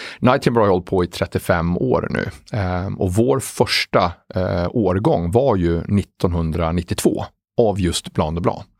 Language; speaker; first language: Swedish; native; Swedish